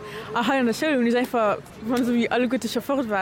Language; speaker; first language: German; non-native, local second language; Luxembourgish